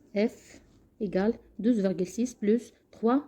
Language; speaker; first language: French; non-native, local second language; Arabic